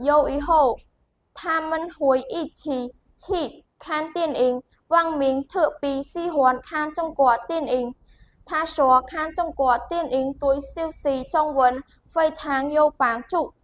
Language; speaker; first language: Chinese; non-native, learner; Khmer